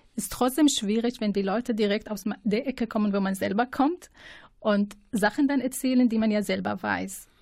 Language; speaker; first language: German; non-native, fluent; Arabic